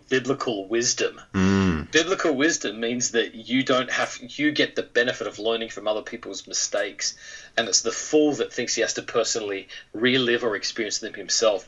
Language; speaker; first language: English; native; English